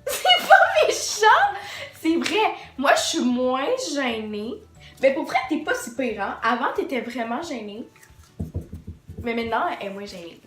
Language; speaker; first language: French; native; French